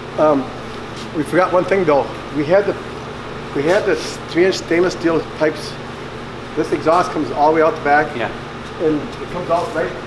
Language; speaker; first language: English; native; English